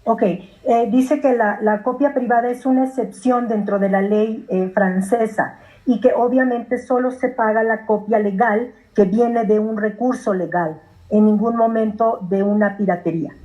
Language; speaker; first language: Spanish; non-native, fluent; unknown